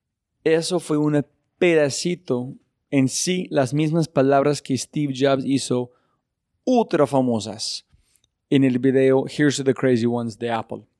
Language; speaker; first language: Spanish; non-native, fluent; English